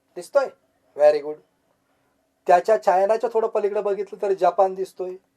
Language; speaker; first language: Marathi; native; Marathi